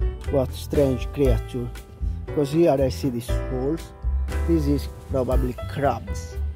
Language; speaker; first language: English; non-native, learner; Italian